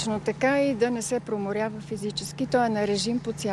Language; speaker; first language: Bulgarian; native; Bulgarian